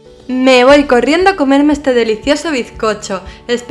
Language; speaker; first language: Spanish; native; Spanish